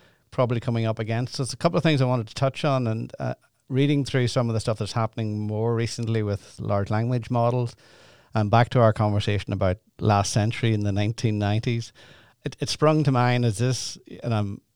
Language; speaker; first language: English; native; English